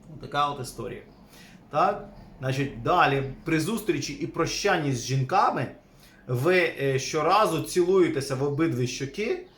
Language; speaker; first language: Ukrainian; native; Ukrainian